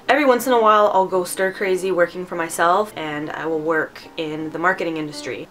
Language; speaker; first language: English; early bilingual, other home language; Romanian